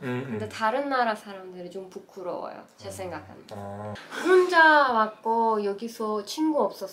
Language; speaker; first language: Korean; non-native, learner; Persian